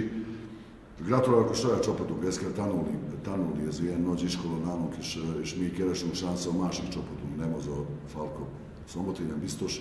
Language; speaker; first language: Hungarian; non-native, learner; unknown